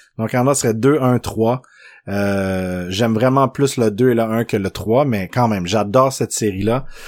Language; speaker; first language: French; native; French